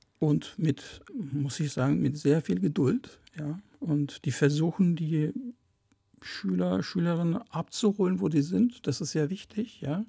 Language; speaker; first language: German; early bilingual, other home language; Turkish